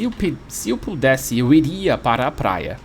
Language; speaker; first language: Portuguese; non-native, fluent; English